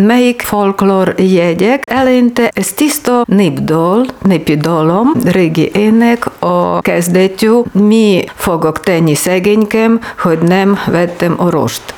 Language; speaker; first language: Hungarian; non-native, learner; Ukrainian